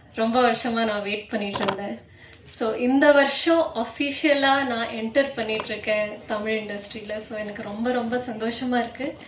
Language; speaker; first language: Tamil; non-native, local second language; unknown